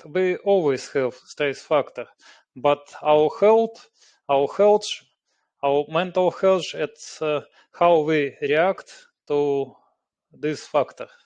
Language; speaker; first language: English; non-native, learner; Russian